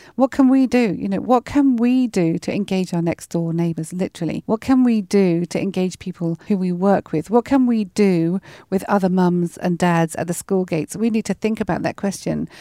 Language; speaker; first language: English; native; English